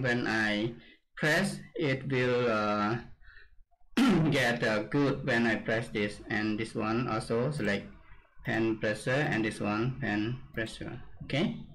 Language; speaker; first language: English; non-native, learner; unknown